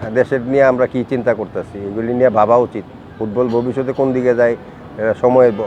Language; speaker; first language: Bangla; native; Bangla